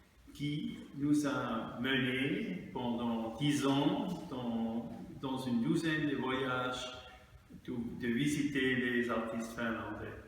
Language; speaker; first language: French; non-native, fluent; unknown